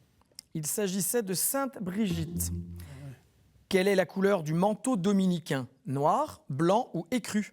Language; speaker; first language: French; native; French